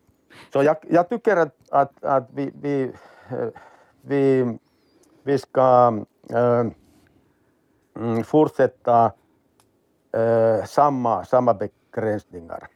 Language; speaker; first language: Swedish; non-native, learner; Finnish